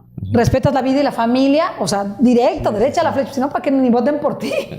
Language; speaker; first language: Spanish; native; Spanish